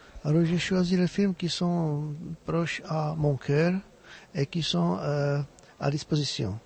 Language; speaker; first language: French; non-native, fluent; Czech